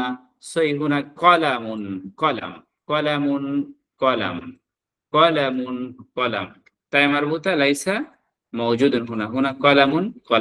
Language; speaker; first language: Arabic; non-native, fluent; Bangla